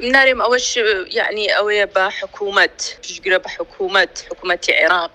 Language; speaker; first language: Central Kurdish; non-native, local second language; Kurdish